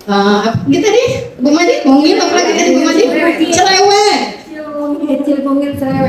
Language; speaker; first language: Indonesian; native; Indonesian